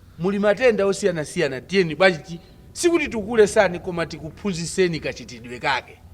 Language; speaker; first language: Nyanja; non-native, local second language; Tumbuka